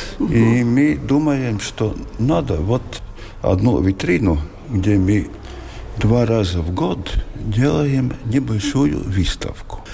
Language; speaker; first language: Russian; non-native, local second language; Latvian